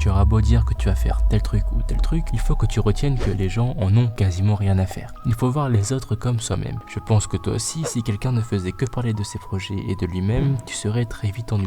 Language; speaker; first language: French; native; French